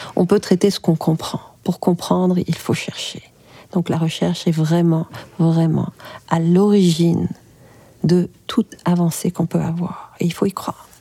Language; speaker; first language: French; early bilingual, other home language; Arabic